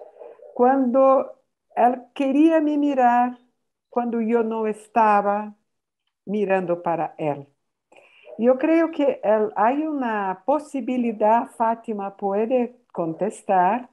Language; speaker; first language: Spanish; non-native, fluent; Portuguese